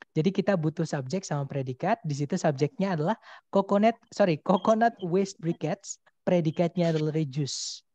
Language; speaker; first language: Indonesian; non-native, local second language; Javanese